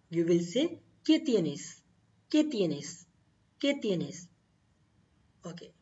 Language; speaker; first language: Spanish; non-native, learner; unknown